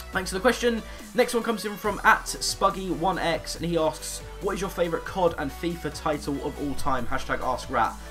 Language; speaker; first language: English; native; English